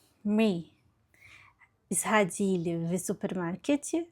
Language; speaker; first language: Russian; non-native, learner; Portuguese